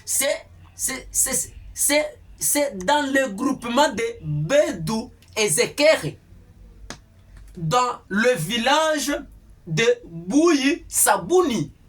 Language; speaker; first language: French; non-native, local second language; Lingala